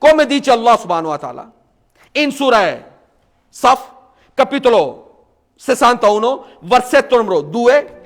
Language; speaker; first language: Italian; non-native, fluent; Urdu